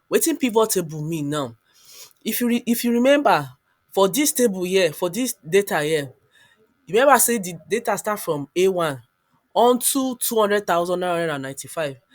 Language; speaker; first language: Nigerian Pidgin; non-native, local second language; Yoruba